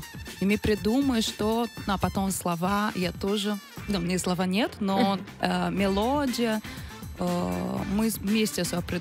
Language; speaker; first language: Russian; non-native, learner; Portuguese